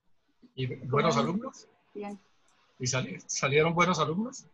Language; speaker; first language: Spanish; native; Spanish